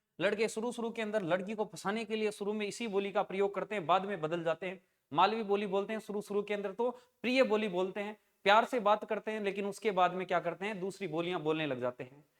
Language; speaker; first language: Hindi; native; Hindi